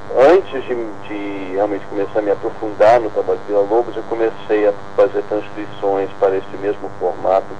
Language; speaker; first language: Portuguese; non-native, fluent; English